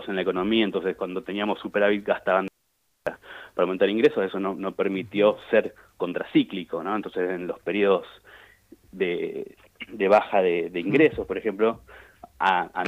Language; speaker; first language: Spanish; native; Spanish